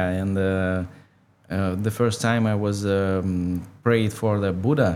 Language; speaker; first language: English; non-native, learner; Russian